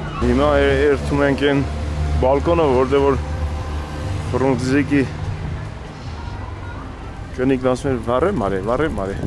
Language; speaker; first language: Russian; non-native, learner; Armenian